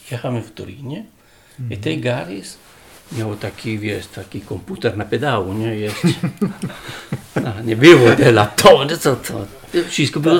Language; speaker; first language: Polish; non-native, learner; Italian